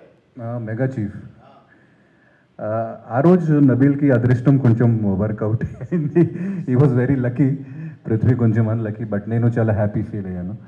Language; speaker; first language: Telugu; non-native, local second language; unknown